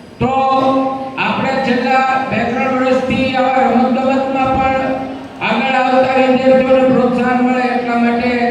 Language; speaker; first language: Gujarati; native; Gujarati